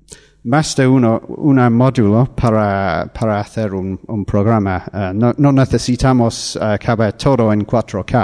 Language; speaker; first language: Spanish; non-native, fluent; English